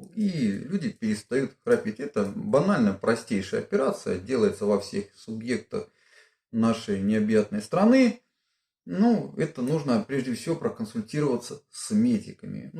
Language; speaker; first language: Russian; native; Russian